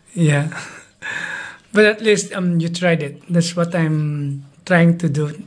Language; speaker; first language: English; non-native, local second language; Filipino